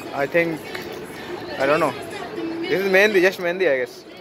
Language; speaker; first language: English; non-native, local second language; Hindi